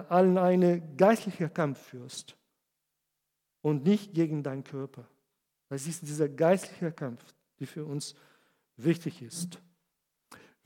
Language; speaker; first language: German; non-native, fluent; Portuguese